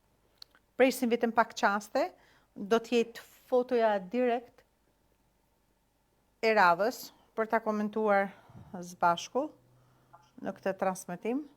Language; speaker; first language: Albanian; native; Albanian